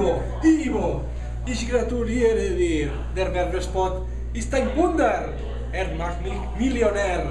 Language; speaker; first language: German; non-native, learner; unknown